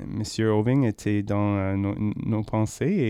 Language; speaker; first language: French; non-native, learner; English